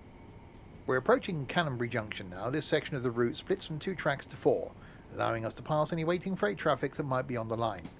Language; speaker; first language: English; native; English